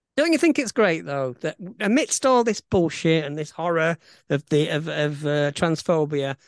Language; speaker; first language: English; native; English